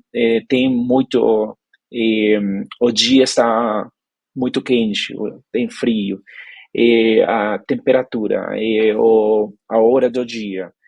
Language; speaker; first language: Portuguese; non-native, fluent; Spanish